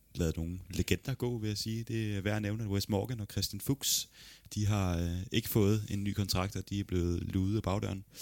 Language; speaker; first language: Danish; early bilingual, other home language; Italian